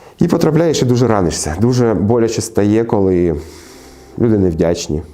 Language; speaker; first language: Ukrainian; non-native, local second language; Russian